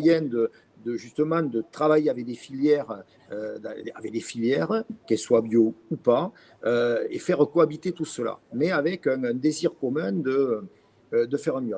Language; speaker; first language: French; native; French